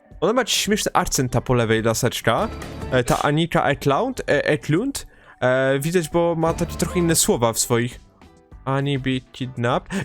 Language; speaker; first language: Polish; native; Polish